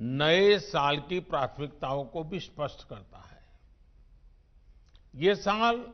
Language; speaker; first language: Hindi; non-native, local second language; Gujarati